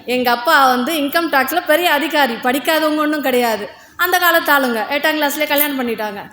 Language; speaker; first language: Tamil; non-native, local second language; Telugu